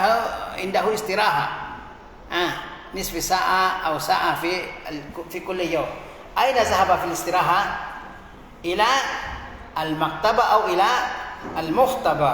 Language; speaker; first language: Arabic; non-native, fluent; Indonesian